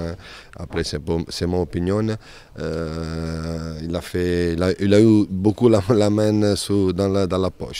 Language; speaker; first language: French; non-native, learner; Italian